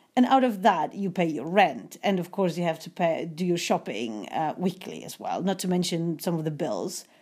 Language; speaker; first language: English; non-native, fluent; Polish